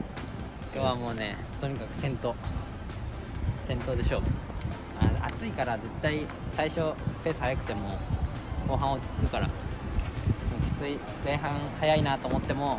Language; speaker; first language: Japanese; native; Japanese